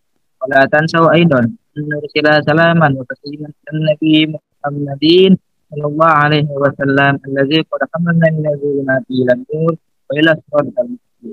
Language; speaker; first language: Arabic; non-native, learner; Indonesian